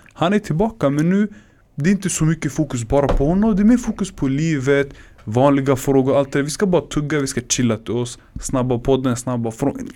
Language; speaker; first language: Swedish; early bilingual, other home language; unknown